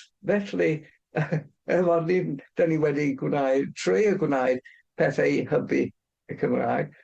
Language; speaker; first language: Welsh; non-native, fluent; English